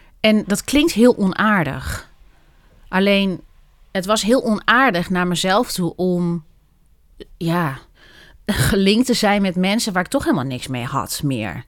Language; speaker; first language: Dutch; native; Dutch